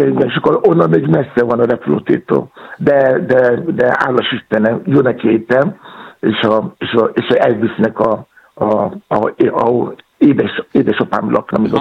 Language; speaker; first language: Hungarian; non-native, fluent; Yoruba